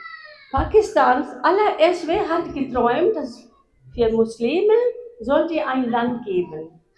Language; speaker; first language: German; non-native, fluent; Urdu